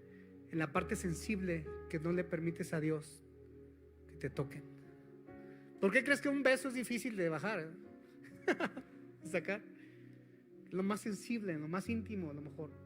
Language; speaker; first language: Spanish; native; Spanish